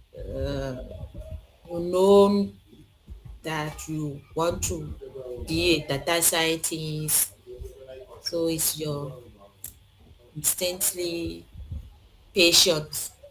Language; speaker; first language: English; non-native, learner; French